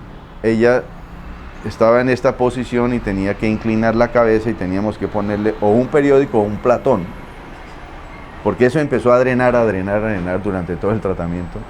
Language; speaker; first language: Spanish; native; Spanish